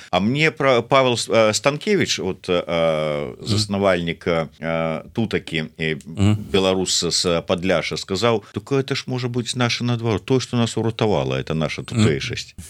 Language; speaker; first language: Belarusian; native; Belarusian